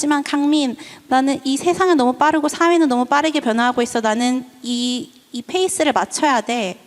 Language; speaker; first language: Korean; native; Korean